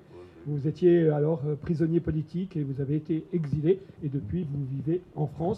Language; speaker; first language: French; native; French